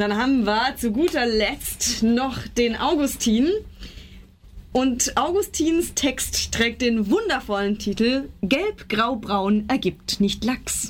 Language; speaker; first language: German; native; German